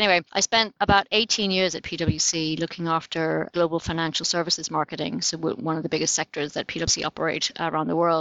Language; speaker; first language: English; native; English